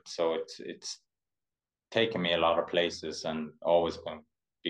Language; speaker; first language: English; native; English